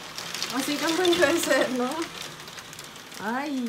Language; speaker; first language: Spanish; non-native, fluent; Russian